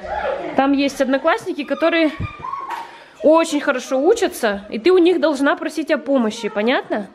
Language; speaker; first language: Russian; native; Russian